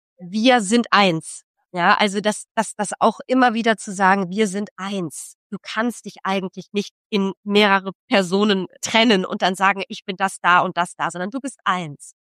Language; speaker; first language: German; early bilingual, other home language; Polish